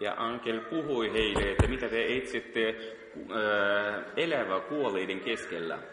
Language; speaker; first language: Finnish; non-native, fluent; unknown